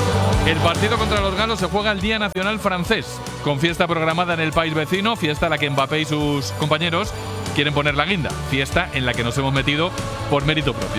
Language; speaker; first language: Spanish; native; Spanish